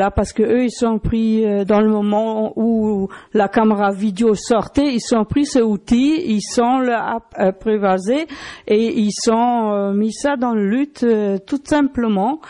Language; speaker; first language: French; non-native, fluent; German